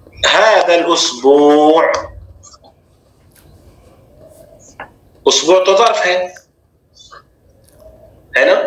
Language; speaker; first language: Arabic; non-native, fluent; Urdu